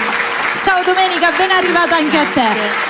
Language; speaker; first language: Italian; native; Italian